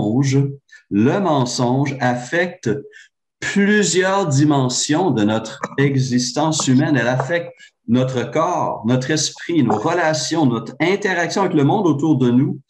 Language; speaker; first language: French; native; French